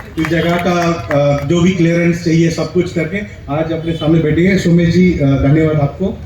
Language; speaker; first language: Hindi; non-native, local second language; Tamil